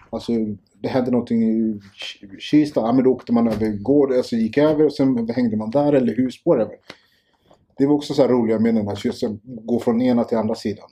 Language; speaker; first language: Swedish; early bilingual, other home language; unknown